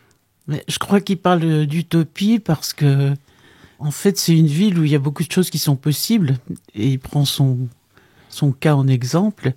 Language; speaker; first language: French; native; French